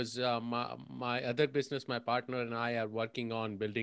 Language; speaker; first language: English; non-native, local second language; Gujarati